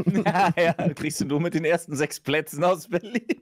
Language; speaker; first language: German; native; German